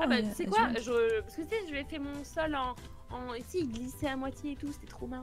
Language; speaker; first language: French; native; French